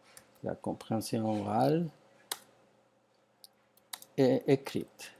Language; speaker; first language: French; non-native, fluent; Spanish